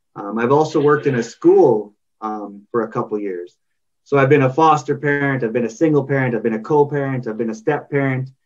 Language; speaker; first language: English; native; English